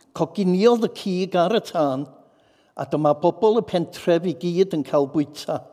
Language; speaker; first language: Welsh; native; Welsh